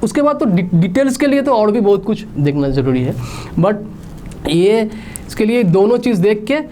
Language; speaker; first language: Hindi; non-native, local second language; Bangla